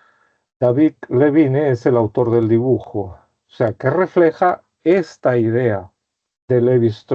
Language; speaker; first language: Spanish; native; Spanish